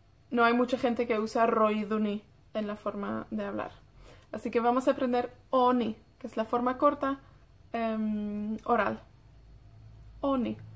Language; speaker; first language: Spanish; non-native, fluent; Welsh